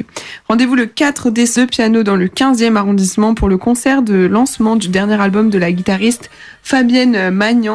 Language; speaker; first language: French; native; French